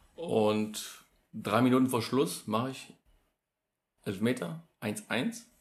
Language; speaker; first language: German; early bilingual, other home language; Polish